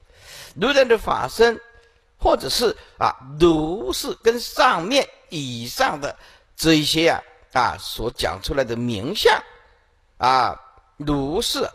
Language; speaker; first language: Chinese; native; Chinese